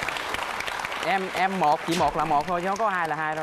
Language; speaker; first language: Vietnamese; native; Vietnamese